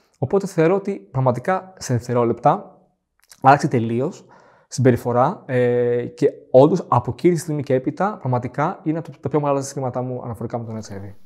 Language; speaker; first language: Greek; native; Greek